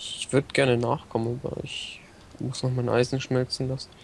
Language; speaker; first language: German; native; German